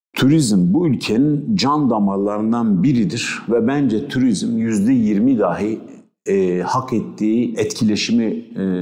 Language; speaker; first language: Turkish; non-native, local second language; Kurdish